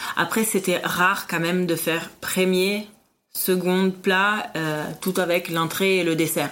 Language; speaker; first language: French; non-native, fluent; Italian